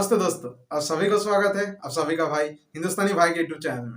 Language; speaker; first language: Hindi; non-native, local second language; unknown